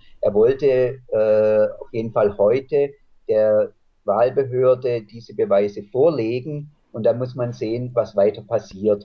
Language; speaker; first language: German; native; German